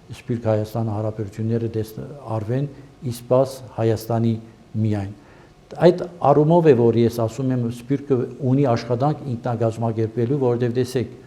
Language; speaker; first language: Armenian; early bilingual, heritage; Armenian